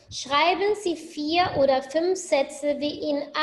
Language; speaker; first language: German; non-native, fluent; Spanish